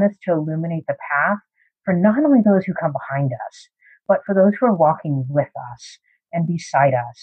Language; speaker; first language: English; native; English